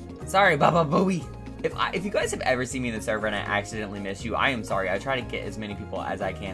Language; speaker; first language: English; native; English